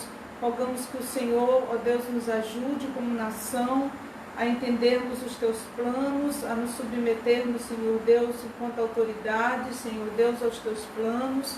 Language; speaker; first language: Portuguese; native; Portuguese